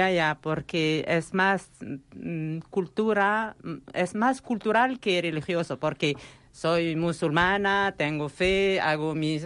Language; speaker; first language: Spanish; non-native, learner; Arabic